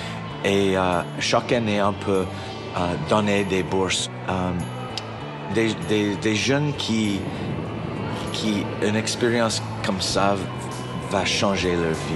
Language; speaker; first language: French; non-native, learner; English